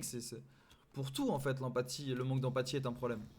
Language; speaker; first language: French; native; French